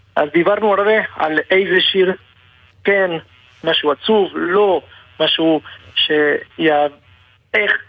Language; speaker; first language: Hebrew; non-native, learner; Spanish